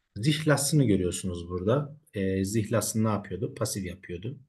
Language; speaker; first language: Turkish; native; Turkish